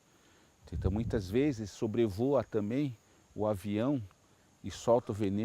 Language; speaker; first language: Portuguese; non-native, local second language; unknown